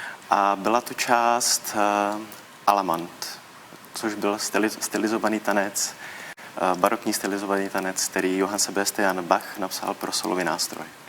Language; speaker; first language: Czech; native; Czech